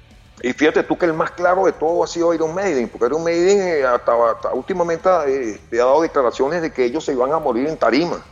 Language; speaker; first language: Spanish; native; Spanish